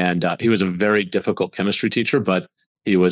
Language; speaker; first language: English; native; English